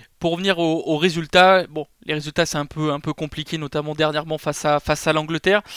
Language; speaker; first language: French; native; French